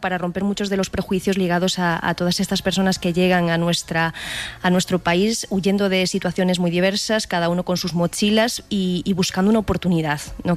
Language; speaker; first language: Spanish; native; Spanish